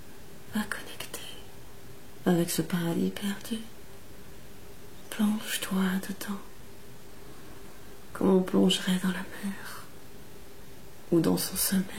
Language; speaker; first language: French; native; French